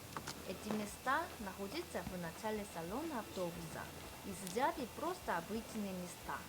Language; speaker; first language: Russian; non-native, fluent; Korean